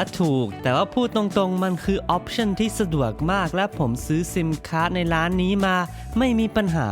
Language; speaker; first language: Thai; non-native, fluent; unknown